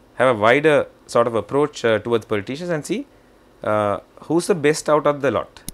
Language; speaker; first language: English; non-native, local second language; Sinhala